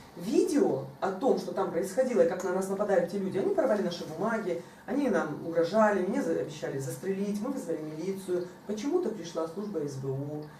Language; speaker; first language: Russian; non-native, local second language; Ukrainian